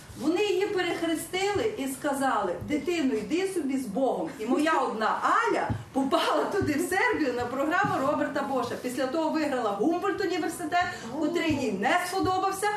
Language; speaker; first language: Ukrainian; native; Ukrainian